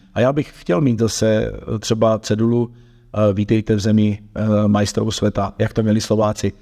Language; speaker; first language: Czech; native; Czech